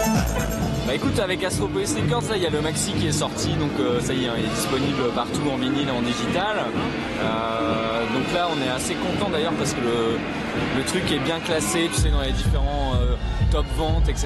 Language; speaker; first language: French; native; French